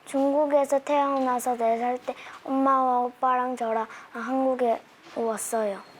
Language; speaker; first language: Korean; early bilingual, other home language; Chinese